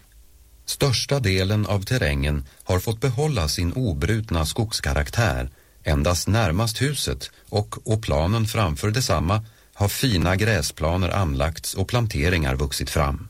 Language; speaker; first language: Swedish; native; Swedish